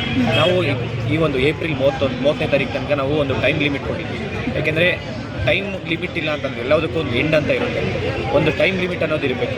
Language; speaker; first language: Kannada; native; Kannada